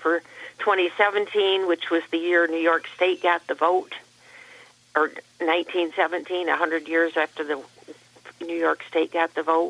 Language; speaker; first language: English; native; English